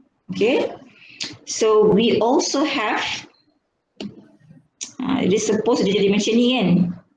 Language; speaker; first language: English; non-native, local second language; Malay